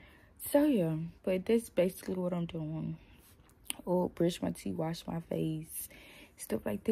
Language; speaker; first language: English; native; English